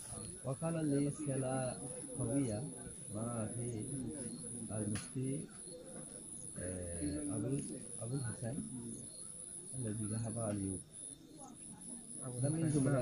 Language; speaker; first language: Arabic; non-native, fluent; Rohingya